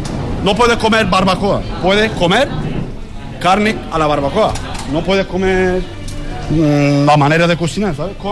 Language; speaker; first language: Spanish; non-native, learner; Turkish